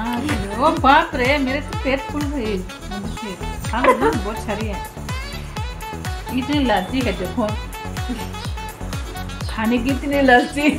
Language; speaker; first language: Hindi; non-native, local second language; Bangla